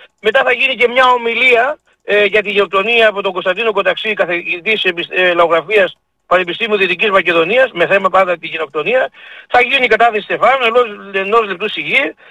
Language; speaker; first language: Greek; native; Greek